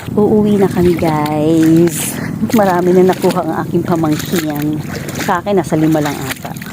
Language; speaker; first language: Filipino; non-native, local second language; Cebuano